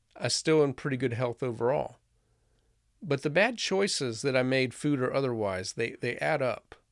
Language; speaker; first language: English; native; English